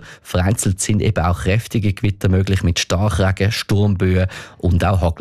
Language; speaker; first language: German; native; German